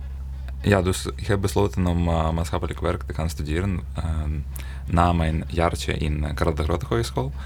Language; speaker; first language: Dutch; non-native, learner; Ukrainian